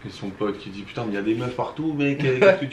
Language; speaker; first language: French; native; French